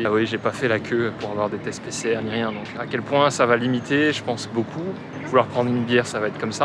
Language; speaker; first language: French; native; French